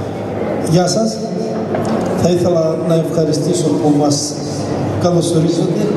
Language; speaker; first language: Greek; non-native, fluent; Bulgarian